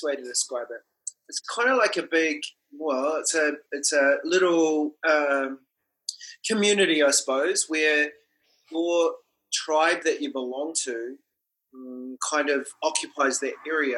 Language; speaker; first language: English; non-native, local second language; Māori